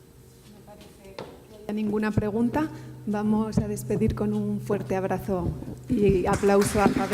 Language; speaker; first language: Spanish; native; Spanish